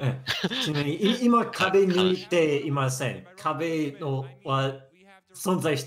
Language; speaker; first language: Japanese; non-native, learner; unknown